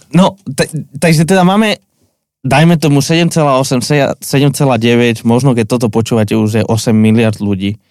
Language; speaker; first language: Slovak; non-native, fluent; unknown